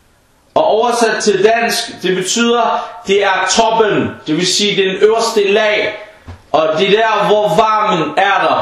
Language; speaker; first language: Danish; non-native, fluent; Arabic